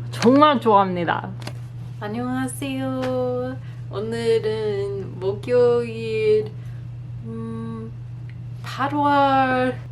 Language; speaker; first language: Korean; non-native, learner; English